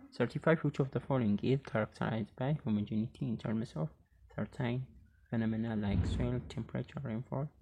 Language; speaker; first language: English; non-native, local second language; Amharic